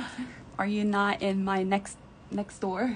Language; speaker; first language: English; non-native, fluent; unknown